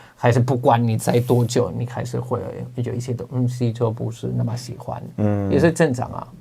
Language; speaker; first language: Chinese; non-native, fluent; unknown